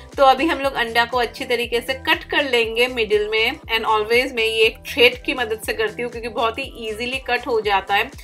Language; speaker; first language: Hindi; non-native, local second language; Bangla